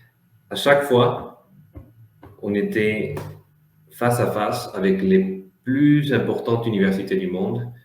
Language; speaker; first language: French; non-native, fluent; Spanish